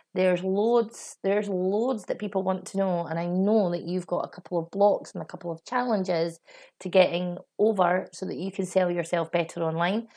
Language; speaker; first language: English; native; English